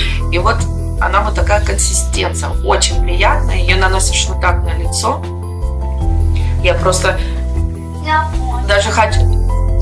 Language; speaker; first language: Russian; native; Russian